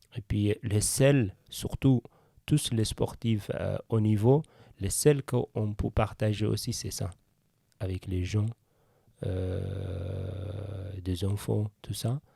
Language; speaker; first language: French; non-native, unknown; Tigrinya